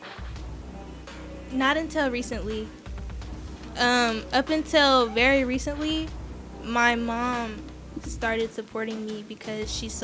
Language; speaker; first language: English; native; English